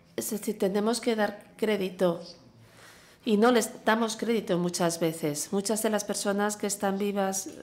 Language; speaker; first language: Spanish; non-native, fluent; English